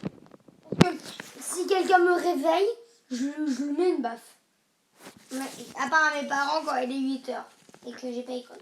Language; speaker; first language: French; native; French